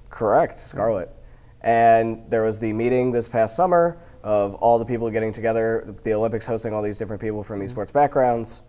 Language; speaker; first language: English; native; English